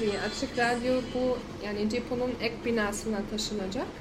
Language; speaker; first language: Turkish; non-native, learner; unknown